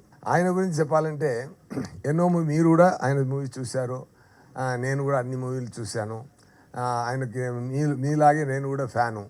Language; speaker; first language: Telugu; non-native, local second language; Tamil